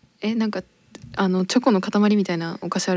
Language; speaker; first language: Japanese; native; Japanese